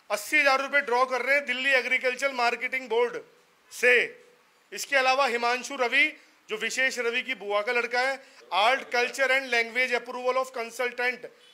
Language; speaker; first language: Hindi; native; Hindi